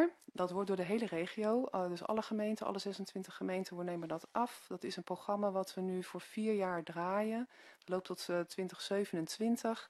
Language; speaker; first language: Dutch; native; Dutch